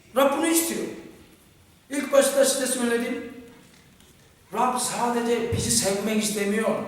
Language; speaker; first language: Turkish; non-native, fluent; Korean